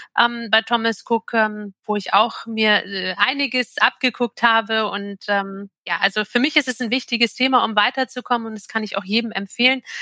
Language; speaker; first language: German; early bilingual, other home language; Turkish